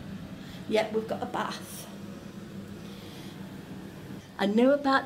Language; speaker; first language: English; native; English